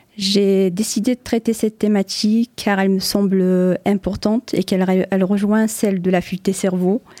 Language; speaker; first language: French; non-native, local second language; Arabic